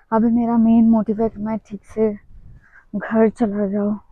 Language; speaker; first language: Hindi; non-native, local second language; Bangla